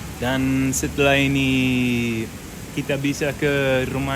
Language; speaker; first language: Indonesian; non-native, learner; English